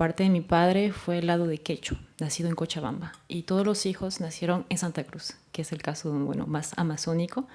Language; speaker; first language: Spanish; native; Spanish